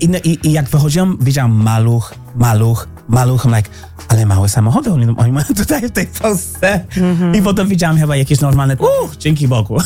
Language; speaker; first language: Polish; non-native, fluent; English